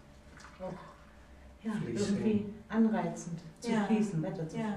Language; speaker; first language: German; native; German